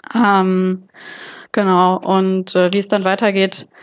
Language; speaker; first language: German; native; German